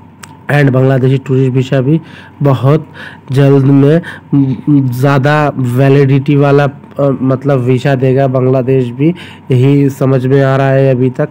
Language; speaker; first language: Hindi; non-native, local second language; Bangla